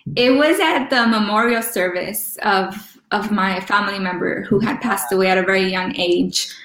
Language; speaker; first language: English; early bilingual, other home language; Spanish